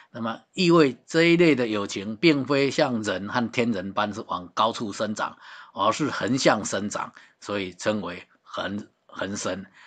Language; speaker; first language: Chinese; native; Chinese